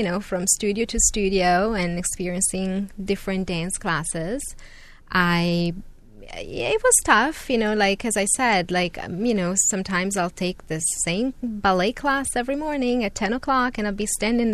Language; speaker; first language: English; non-native, fluent; Italian